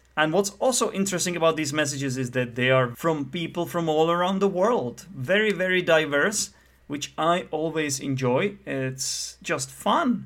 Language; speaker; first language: English; non-native, fluent; Czech